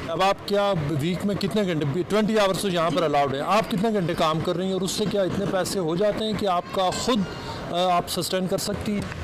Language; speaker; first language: Urdu; native; Urdu